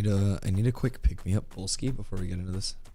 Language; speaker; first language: English; native; English